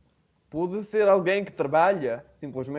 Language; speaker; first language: Portuguese; non-native, fluent; Italian